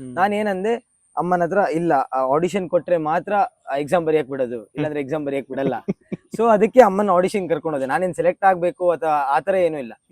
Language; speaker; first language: Kannada; native; Kannada